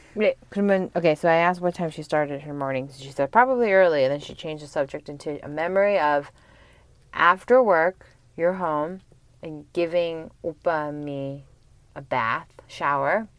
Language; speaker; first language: English; early bilingual, other home language; Korean